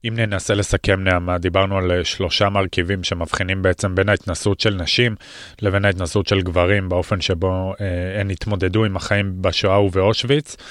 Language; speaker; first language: Hebrew; native; Hebrew